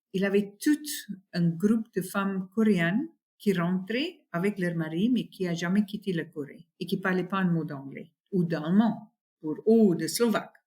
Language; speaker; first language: French; non-native, fluent; Afrikaans